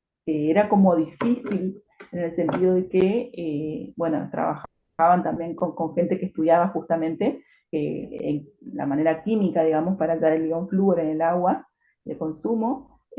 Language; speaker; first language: Spanish; native; Spanish